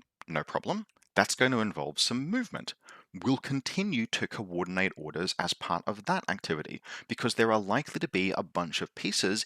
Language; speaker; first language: English; native; English